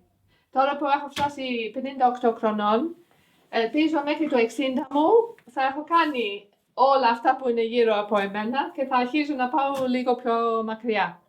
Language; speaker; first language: Greek; non-native, fluent; English